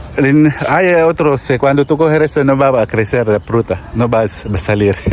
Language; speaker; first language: Spanish; non-native, learner; Filipino